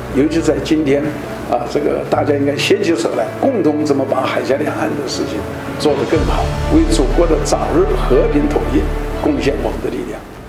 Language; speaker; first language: Chinese; native; Chinese